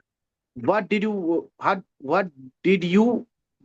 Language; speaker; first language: English; non-native, learner; Hindi